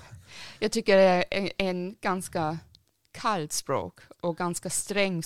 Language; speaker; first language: Swedish; non-native, fluent; German